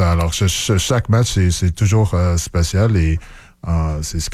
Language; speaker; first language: French; non-native, local second language; English